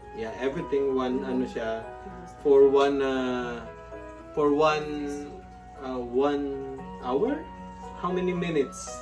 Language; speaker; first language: English; non-native, local second language; Filipino